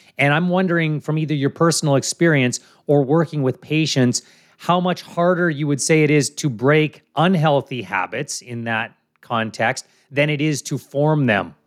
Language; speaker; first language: English; native; English